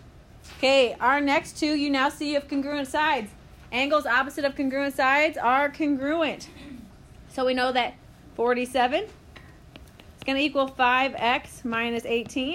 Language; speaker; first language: English; native; English